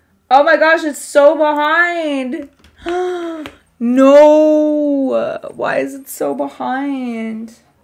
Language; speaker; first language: English; native; English